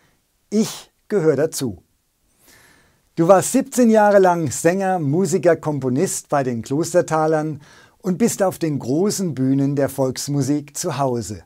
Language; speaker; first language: German; native; German